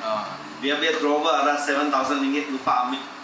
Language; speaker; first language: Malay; non-native, local second language; Chinese